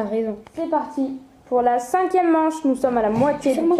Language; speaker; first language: French; native; French